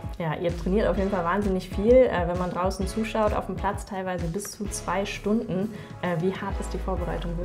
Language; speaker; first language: German; native; German